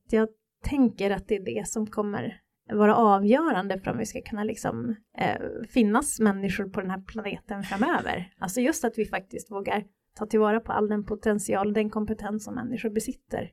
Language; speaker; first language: Swedish; native; Swedish